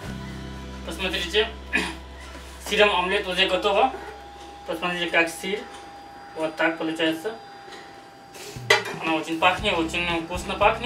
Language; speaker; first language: Russian; non-native, learner; Hindi